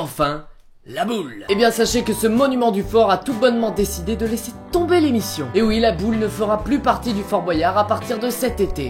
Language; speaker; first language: French; native; French